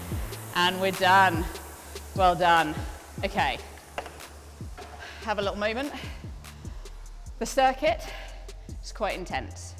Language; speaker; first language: English; native; English